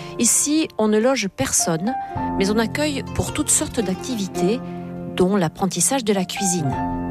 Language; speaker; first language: French; native; French